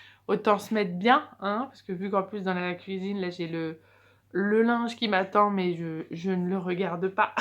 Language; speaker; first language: French; native; French